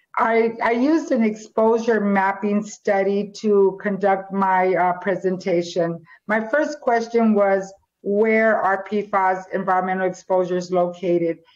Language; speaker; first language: English; native; English